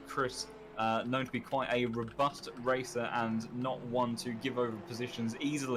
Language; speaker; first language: English; native; English